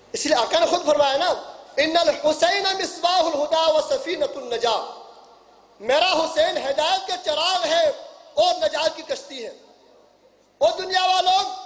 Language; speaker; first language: Urdu; non-native, local second language; Punjabi